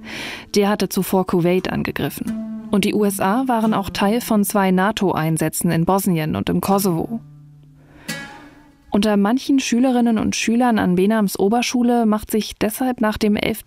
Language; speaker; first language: German; native; German